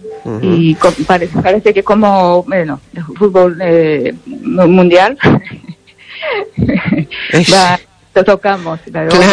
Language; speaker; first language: Spanish; non-native, learner; Japanese